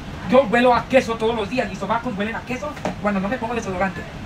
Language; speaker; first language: Spanish; early bilingual, other home language; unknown